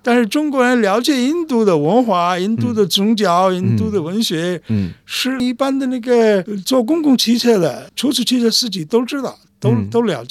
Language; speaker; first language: Chinese; non-native, fluent; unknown